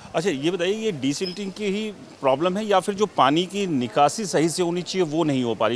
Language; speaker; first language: Hindi; native; Hindi